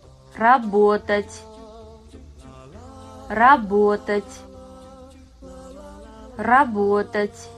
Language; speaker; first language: Russian; non-native, fluent; Kazakh